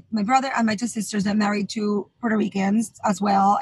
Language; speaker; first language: English; non-native, fluent; Spanish